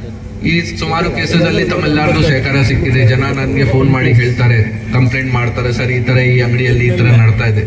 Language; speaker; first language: Kannada; non-native, local second language; Hindi